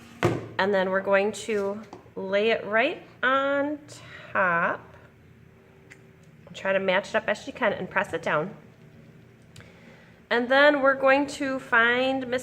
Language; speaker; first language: English; native; English